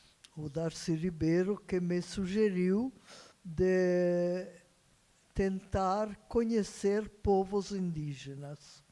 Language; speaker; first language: Portuguese; non-native, fluent; Hungarian